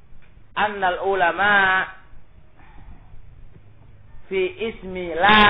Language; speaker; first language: Arabic; non-native, fluent; Indonesian